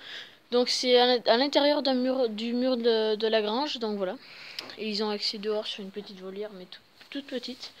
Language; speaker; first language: French; native; French